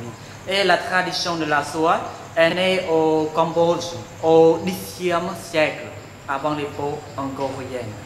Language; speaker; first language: French; non-native, fluent; Khmer